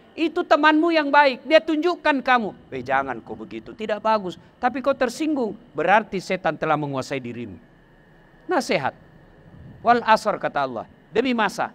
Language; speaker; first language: Indonesian; non-native, local second language; Buginese